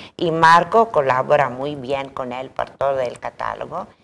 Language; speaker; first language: Spanish; non-native, fluent; Greek